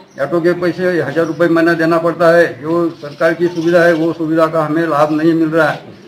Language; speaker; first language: Hindi; non-native, local second language; Marathi